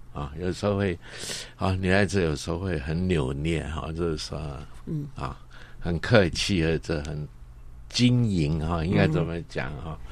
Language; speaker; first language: Chinese; non-native, local second language; Cantonese